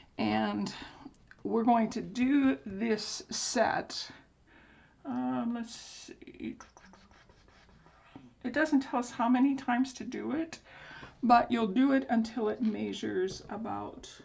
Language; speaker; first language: English; native; English